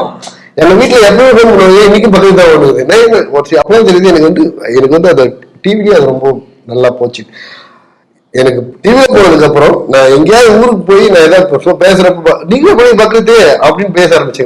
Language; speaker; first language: Tamil; native; Tamil